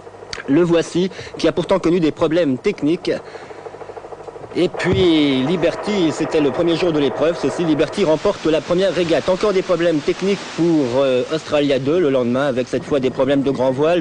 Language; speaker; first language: French; native; French